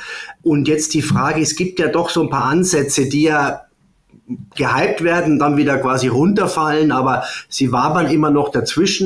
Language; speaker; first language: German; native; German